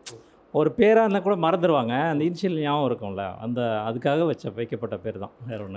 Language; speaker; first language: Tamil; native; Tamil